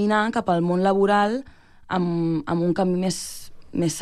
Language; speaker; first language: Catalan; native; Catalan